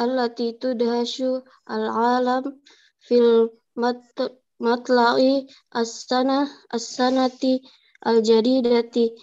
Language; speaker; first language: Arabic; non-native, learner; Indonesian